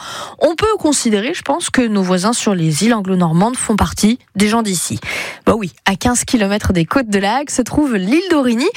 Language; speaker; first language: French; native; French